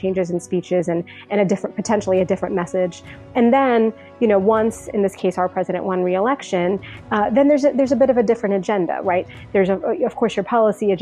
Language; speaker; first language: English; native; English